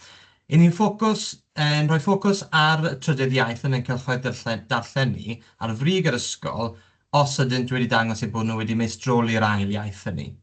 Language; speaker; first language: Welsh; native; Welsh